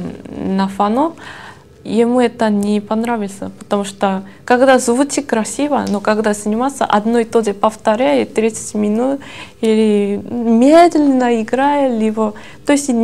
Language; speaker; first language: Russian; non-native, learner; Korean